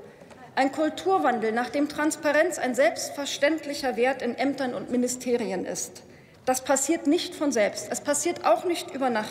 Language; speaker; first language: German; native; German